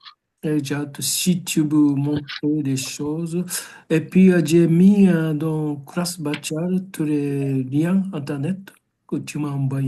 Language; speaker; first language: French; non-native, learner; Japanese